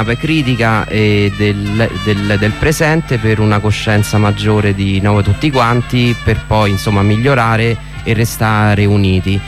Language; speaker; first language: Italian; native; Italian